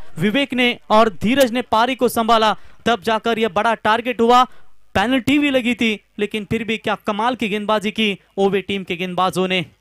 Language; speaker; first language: Hindi; non-native, local second language; Marathi